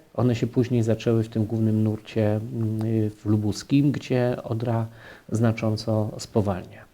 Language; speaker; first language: Polish; native; Polish